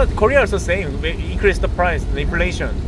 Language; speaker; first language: English; non-native, learner; Korean